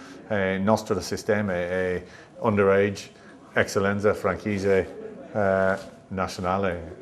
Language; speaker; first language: Italian; non-native, learner; English